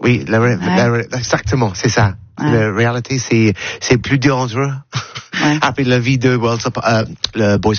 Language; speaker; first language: French; non-native, learner; English